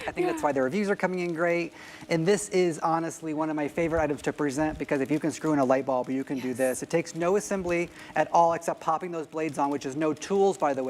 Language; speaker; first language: English; native; English